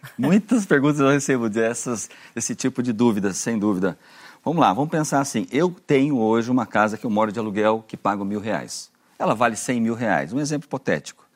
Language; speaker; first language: Portuguese; native; Portuguese